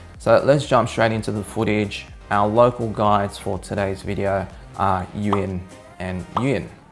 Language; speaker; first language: English; early bilingual, other home language; Vietnamese